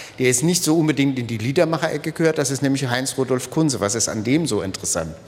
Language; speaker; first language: German; native; German